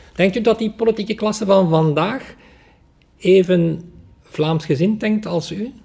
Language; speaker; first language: Dutch; native; Dutch